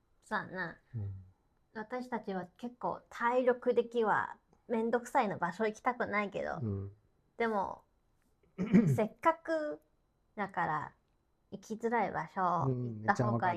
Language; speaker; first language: Japanese; non-native, fluent; Cantonese